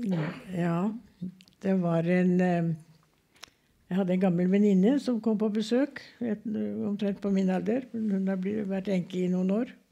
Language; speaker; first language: Norwegian; native; Norwegian